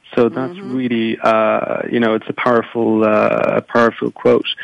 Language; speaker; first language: English; non-native, fluent; French